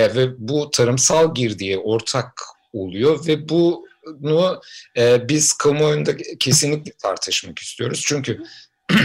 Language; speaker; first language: Turkish; native; Turkish